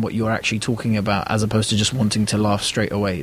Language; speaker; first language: English; native; English